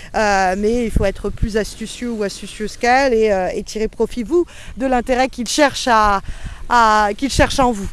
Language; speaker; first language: French; native; French